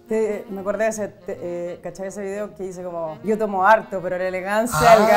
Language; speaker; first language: Spanish; native; Spanish